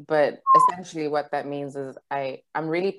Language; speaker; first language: English; non-native, local second language; Shona